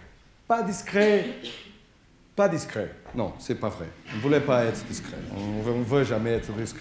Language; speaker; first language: French; non-native, fluent; Portuguese